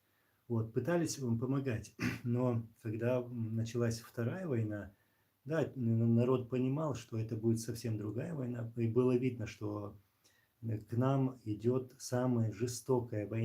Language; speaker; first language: Russian; non-native, local second language; Chechen